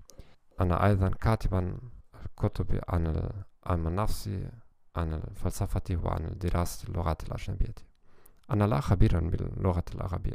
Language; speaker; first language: Arabic; non-native, learner; German